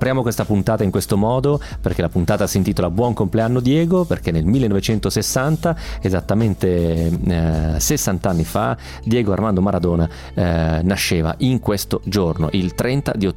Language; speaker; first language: Italian; native; Italian